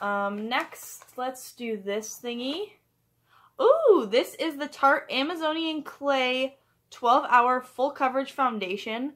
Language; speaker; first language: English; native; English